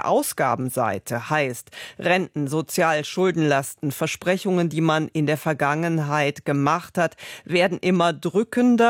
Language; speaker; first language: German; native; German